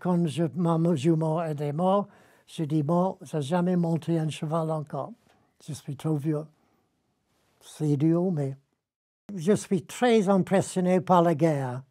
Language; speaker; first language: French; non-native, learner; English